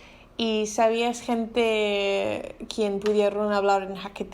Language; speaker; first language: Spanish; non-native, learner; English